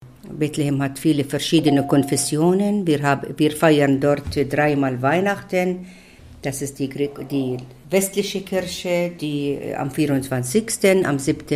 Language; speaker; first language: German; non-native, fluent; Arabic